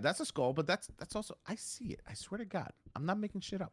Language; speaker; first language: English; native; English